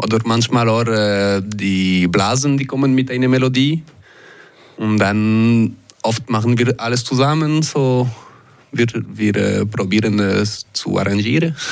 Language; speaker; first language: German; non-native, local second language; French